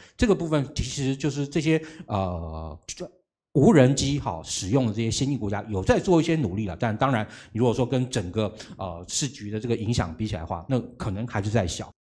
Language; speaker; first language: Chinese; native; Chinese